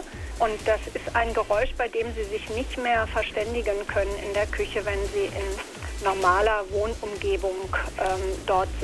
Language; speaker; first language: German; native; German